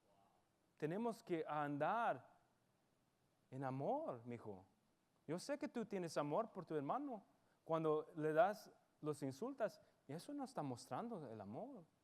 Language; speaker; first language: Spanish; early bilingual, heritage; English